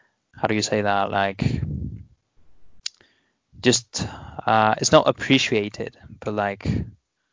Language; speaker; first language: English; non-native, fluent; Spanish